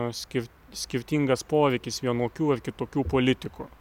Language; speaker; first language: Lithuanian; native; Lithuanian